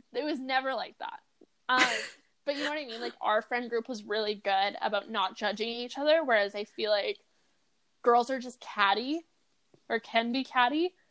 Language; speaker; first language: English; native; English